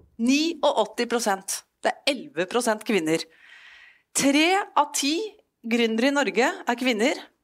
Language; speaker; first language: Norwegian; native; Norwegian